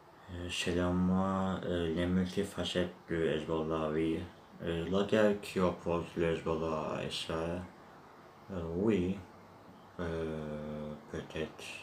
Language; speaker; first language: French; non-native, learner; Turkish